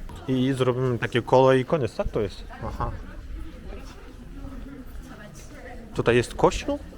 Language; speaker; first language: Polish; non-native, learner; Kazakh